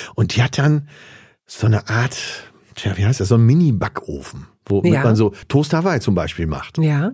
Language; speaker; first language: German; native; German